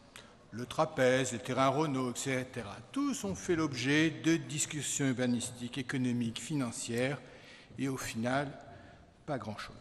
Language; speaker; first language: French; native; French